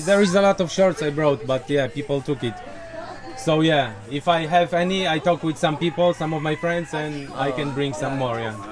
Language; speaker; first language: English; non-native, learner; Polish